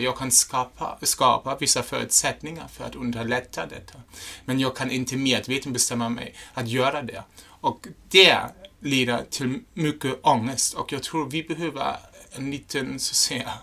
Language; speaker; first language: Swedish; non-native, fluent; German